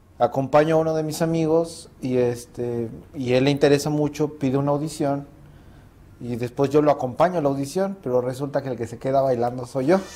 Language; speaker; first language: Spanish; native; Spanish